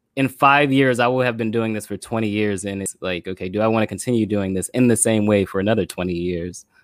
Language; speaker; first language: English; native; English